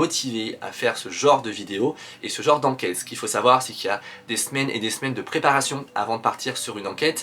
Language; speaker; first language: French; native; French